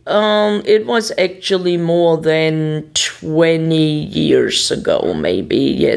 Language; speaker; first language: English; non-native, fluent; German